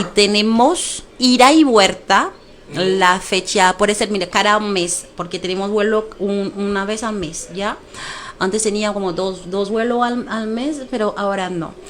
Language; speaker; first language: Spanish; non-native, fluent; Haitian Creole